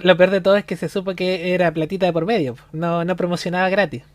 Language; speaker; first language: Spanish; native; Spanish